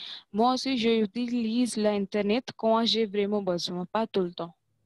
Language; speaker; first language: French; non-native, fluent; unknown